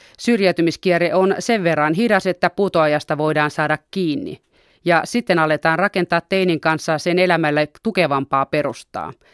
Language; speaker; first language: Finnish; native; Finnish